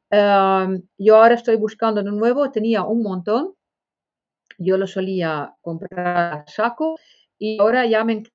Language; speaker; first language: Spanish; non-native, fluent; Dutch